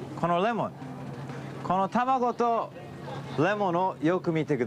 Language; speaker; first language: Japanese; early bilingual, heritage; English